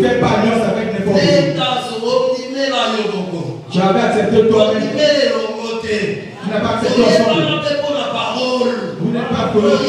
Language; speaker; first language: French; non-native, local second language; Lingala